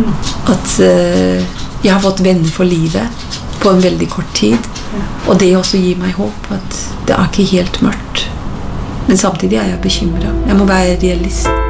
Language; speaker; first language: Norwegian; non-native, fluent; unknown